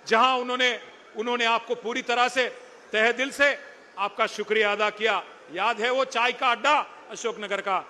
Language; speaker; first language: Hindi; non-native, local second language; Telugu